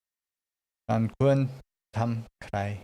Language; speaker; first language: Thai; non-native, learner; Luxembourgish